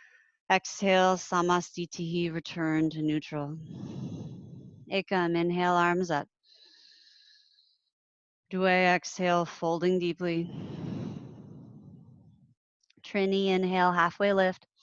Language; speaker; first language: English; native; English